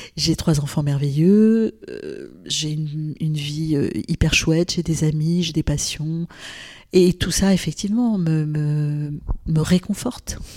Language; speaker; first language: French; non-native, local second language; Arabic